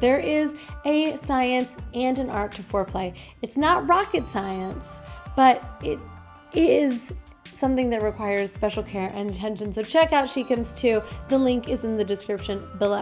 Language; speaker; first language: English; native; English